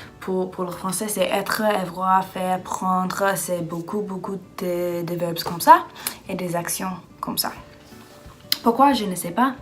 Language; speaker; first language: French; non-native, learner; English